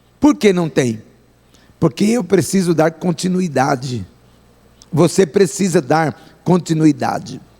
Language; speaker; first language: Portuguese; native; Portuguese